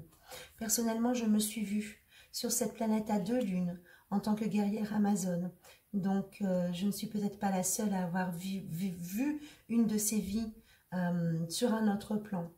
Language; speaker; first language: French; native; French